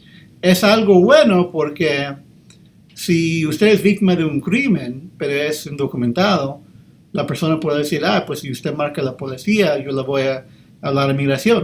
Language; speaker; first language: Spanish; early bilingual, heritage; English